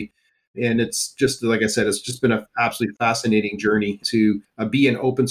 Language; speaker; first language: English; native; English